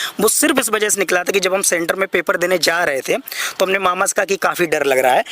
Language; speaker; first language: Hindi; native; Hindi